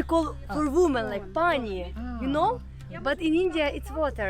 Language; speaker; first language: English; non-native, learner; Ukrainian